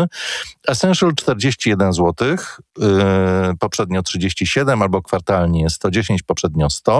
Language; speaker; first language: Polish; native; Polish